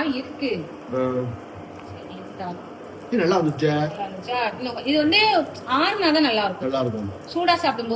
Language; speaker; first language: Tamil; native; Tamil